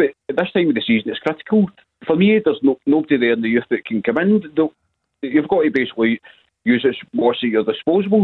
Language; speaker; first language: English; native; English